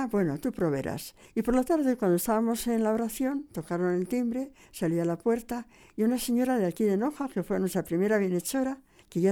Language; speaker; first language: Spanish; native; Spanish